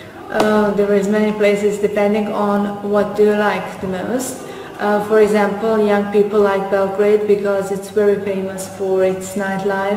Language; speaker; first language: English; non-native, fluent; Serbian